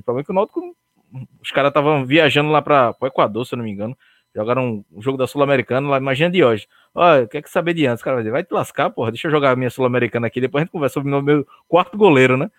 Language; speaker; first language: Portuguese; native; Portuguese